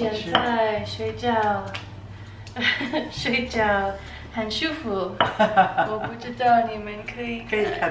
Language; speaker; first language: Chinese; non-native, learner; English